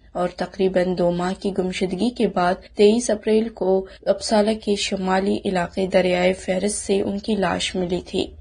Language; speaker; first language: Urdu; non-native, local second language; Baluchi